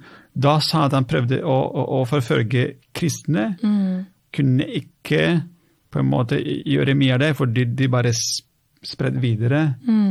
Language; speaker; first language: Norwegian; non-native, fluent; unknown